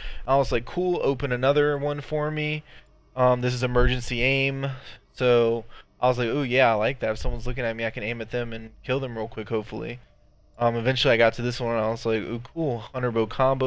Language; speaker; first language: English; native; English